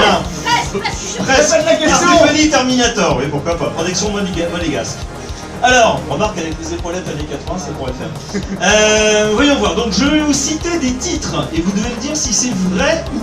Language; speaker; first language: French; native; French